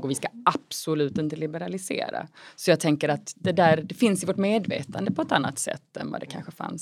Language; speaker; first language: Swedish; native; Swedish